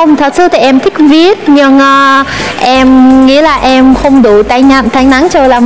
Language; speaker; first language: Vietnamese; non-native, fluent; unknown